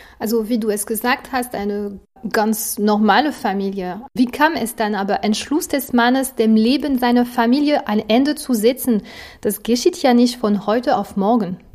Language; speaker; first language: German; non-native, fluent; French